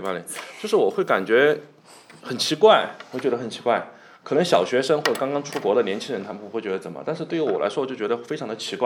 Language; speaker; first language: Spanish; non-native, learner; Chinese